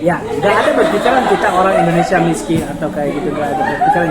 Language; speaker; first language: Indonesian; non-native, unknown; Arabic